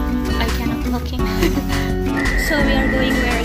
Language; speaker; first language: English; non-native, learner; Indonesian